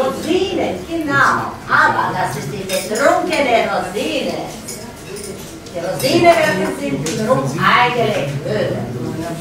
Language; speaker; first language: German; non-native, fluent; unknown